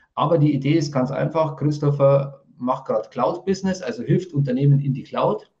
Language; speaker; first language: German; native; German